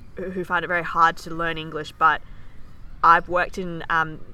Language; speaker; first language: English; native; English